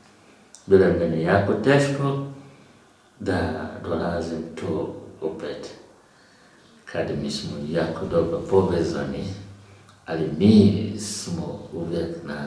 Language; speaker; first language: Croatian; non-native, learner; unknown